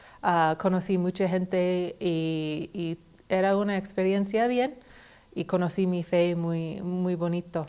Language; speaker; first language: Spanish; non-native, fluent; English